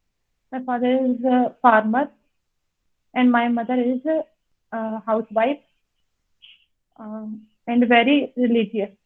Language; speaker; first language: English; non-native, learner; Hindi